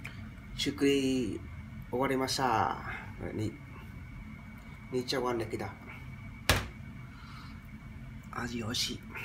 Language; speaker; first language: Japanese; non-native, learner; Vietnamese